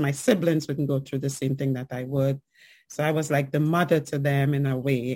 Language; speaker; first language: English; native; English